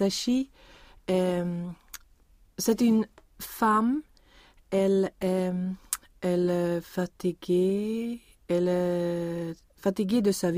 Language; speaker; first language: French; non-native, learner; Swedish